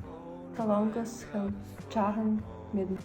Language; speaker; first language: Mongolian; non-native, learner; Russian